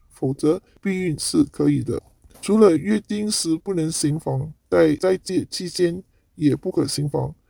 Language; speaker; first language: Chinese; non-native, local second language; Cantonese